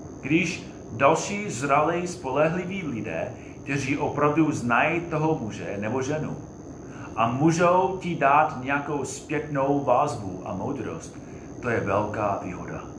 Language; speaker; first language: Czech; non-native, fluent; English